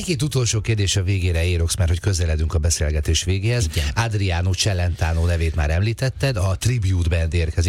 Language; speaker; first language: Hungarian; native; Hungarian